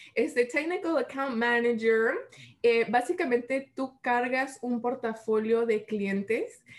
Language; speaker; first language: Spanish; early bilingual, heritage; Spanish